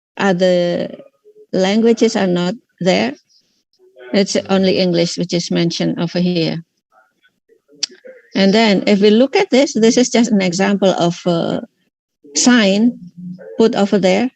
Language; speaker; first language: English; non-native, fluent; Indonesian